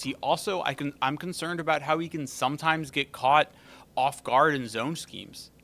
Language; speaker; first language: English; native; English